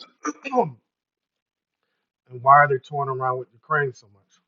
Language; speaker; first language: English; native; English